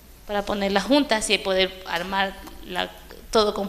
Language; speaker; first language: Spanish; native; Spanish